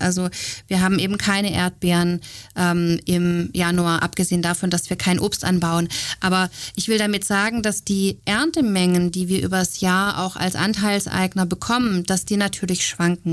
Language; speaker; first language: German; native; German